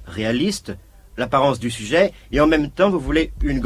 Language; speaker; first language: French; native; French